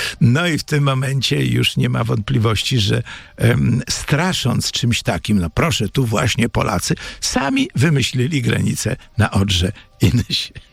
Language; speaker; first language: Polish; native; Polish